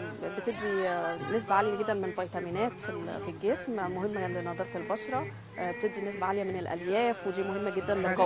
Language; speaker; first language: Arabic; native; Arabic